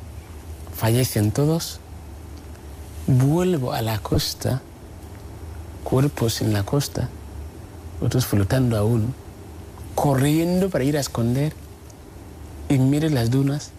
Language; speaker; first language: Spanish; non-native, fluent; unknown